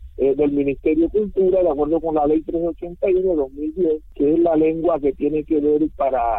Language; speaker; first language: Spanish; non-native, local second language; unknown